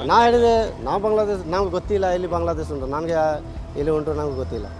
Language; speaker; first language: Kannada; non-native, learner; Hindi